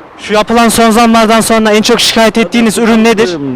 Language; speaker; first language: Turkish; native; Turkish